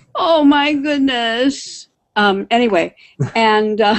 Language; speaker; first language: English; native; English